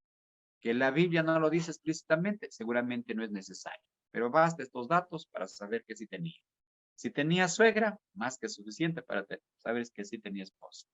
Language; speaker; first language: Spanish; native; Spanish